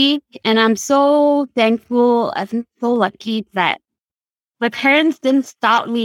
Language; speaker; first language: English; non-native, local second language; Cantonese